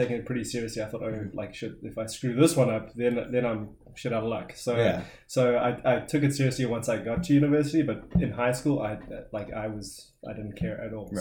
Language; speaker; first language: English; native; English